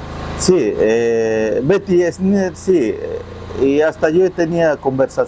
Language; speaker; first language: Spanish; non-native, local second language; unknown